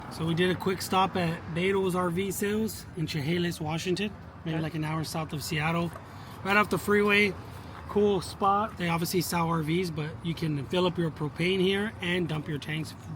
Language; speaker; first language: English; native; English